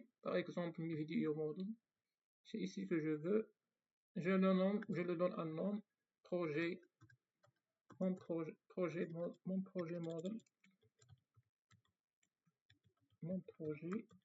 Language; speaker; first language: French; non-native, fluent; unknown